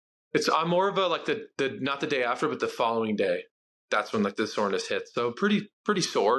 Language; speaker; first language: English; native; English